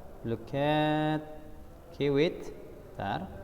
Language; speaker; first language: English; non-native, learner; Indonesian